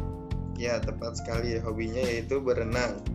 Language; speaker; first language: Indonesian; native; Indonesian